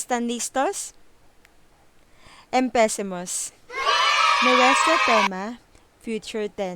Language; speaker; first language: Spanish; non-native, learner; Filipino